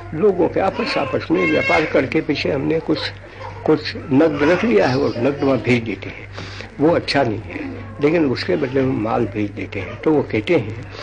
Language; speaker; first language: Hindi; non-native, local second language; Gujarati